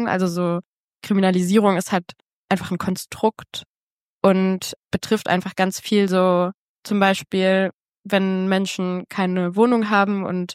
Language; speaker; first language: German; native; German